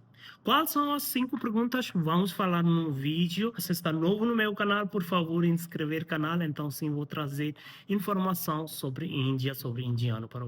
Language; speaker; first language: Portuguese; non-native, learner; Hindi